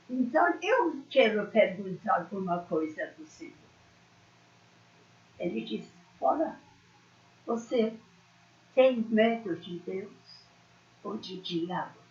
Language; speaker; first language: Portuguese; non-native, learner; Persian